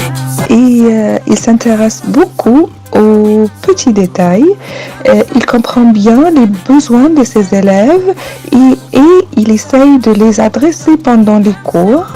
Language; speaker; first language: French; non-native, fluent; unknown